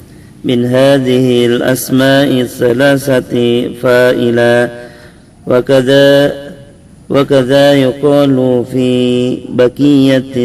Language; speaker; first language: Arabic; non-native, learner; Indonesian